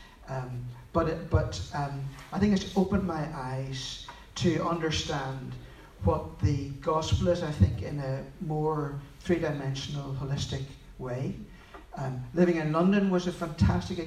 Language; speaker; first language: English; native; English